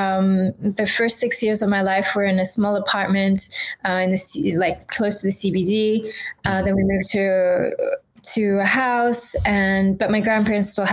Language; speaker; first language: English; native; English